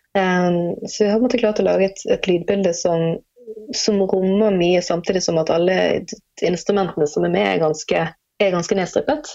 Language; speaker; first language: Norwegian; native; Norwegian